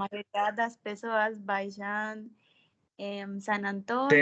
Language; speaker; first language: Portuguese; non-native, fluent; Spanish